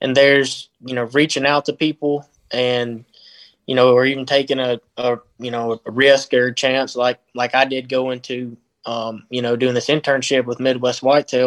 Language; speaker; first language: English; native; English